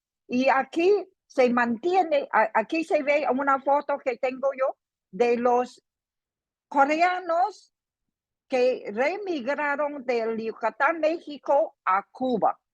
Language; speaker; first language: Spanish; non-native, fluent; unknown